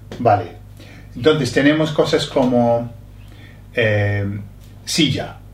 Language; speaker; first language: Spanish; non-native, learner; English